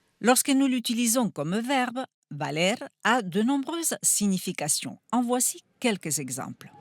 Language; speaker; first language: French; non-native, fluent; Spanish